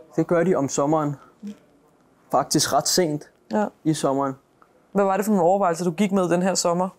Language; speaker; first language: Danish; native; Danish